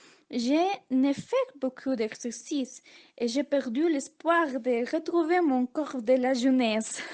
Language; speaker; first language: French; non-native, learner; Spanish